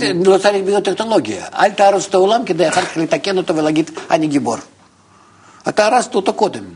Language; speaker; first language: Hebrew; non-native, fluent; Russian